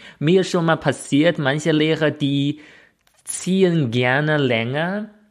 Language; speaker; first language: German; non-native, fluent; Chinese